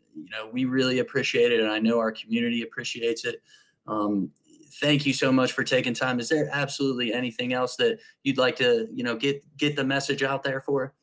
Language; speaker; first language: English; native; English